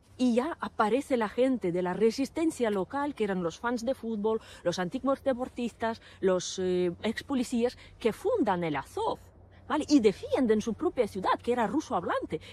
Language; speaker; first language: Spanish; non-native, fluent; Ukrainian